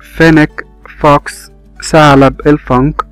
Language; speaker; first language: Arabic; native; Arabic